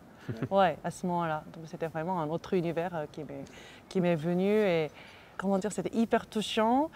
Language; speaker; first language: French; non-native, fluent; Korean